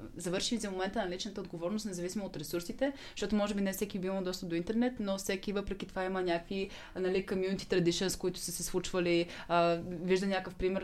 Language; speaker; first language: Bulgarian; native; Bulgarian